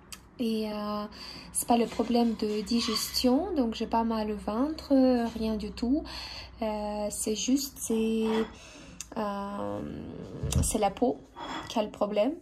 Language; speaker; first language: French; non-native, fluent; Russian